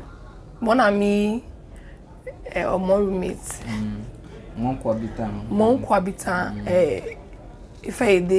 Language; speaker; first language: French; non-native, learner; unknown